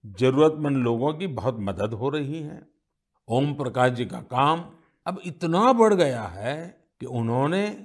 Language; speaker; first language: Hindi; native; Hindi